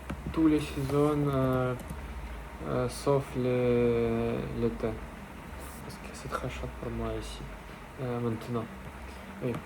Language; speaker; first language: French; non-native, learner; Russian